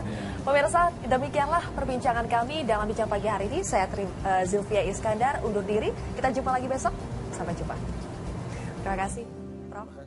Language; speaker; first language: Indonesian; native; Indonesian